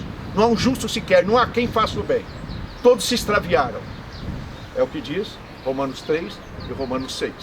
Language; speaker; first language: Portuguese; native; Portuguese